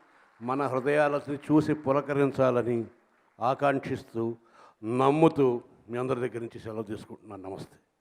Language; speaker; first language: Telugu; native; Telugu